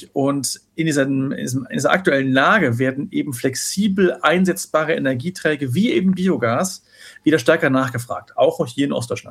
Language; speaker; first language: German; native; German